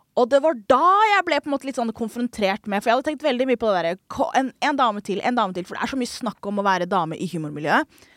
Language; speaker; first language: Norwegian; early bilingual, other home language; Somali